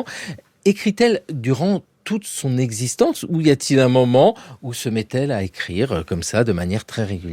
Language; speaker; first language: French; native; French